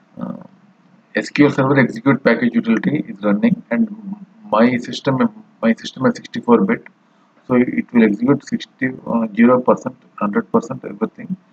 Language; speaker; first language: English; non-native, local second language; Telugu